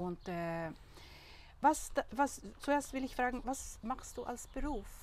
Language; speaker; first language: German; non-native, learner; Swedish